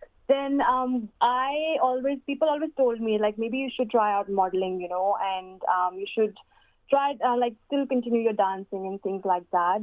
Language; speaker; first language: English; early bilingual, other home language; Hindi